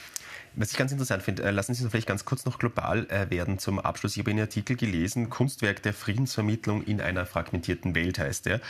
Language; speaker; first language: German; native; German